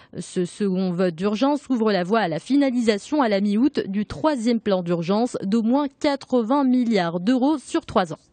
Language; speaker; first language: French; non-native, local second language; Arabic